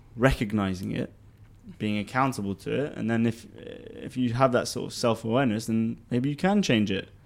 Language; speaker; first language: English; native; English